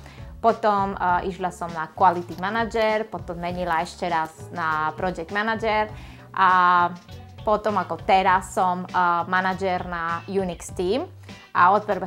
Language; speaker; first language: Slovak; non-native, learner; Spanish